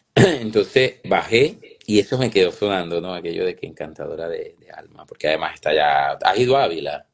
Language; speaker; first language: Spanish; native; Spanish